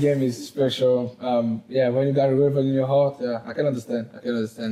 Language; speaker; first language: English; non-native, learner; French